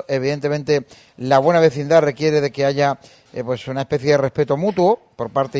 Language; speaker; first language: Spanish; native; Spanish